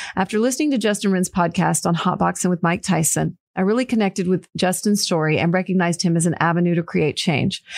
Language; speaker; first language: English; early bilingual, other home language; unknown